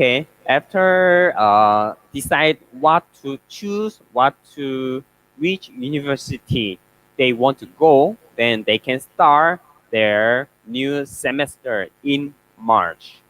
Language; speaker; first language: English; non-native, learner; Korean